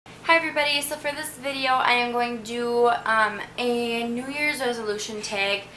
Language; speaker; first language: English; native; English